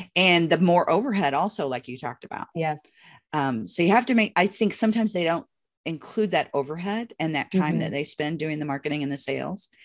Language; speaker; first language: English; native; English